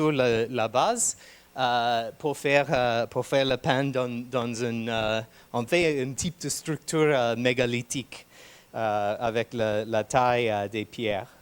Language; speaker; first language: French; non-native, fluent; English